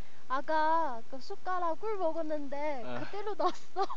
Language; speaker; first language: Korean; non-native, fluent; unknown